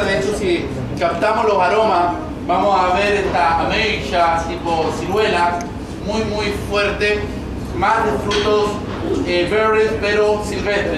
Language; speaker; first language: Spanish; native; Spanish